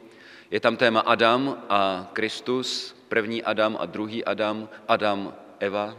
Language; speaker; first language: Czech; native; Czech